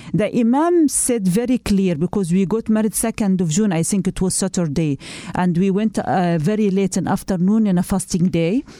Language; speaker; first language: English; non-native, learner; Arabic